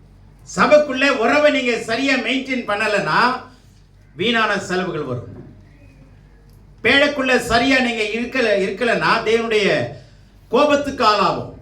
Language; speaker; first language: Tamil; native; Tamil